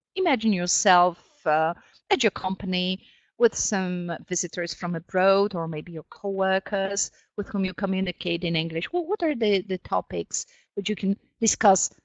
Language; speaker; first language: English; non-native, fluent; Polish